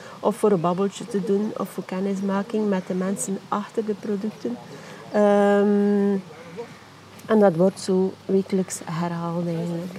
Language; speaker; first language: Dutch; native; Dutch